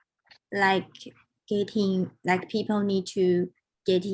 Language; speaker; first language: English; non-native, learner; Chinese